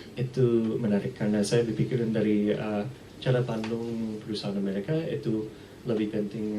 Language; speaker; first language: Indonesian; early bilingual, heritage; English